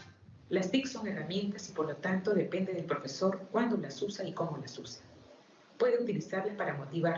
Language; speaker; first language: Spanish; native; Spanish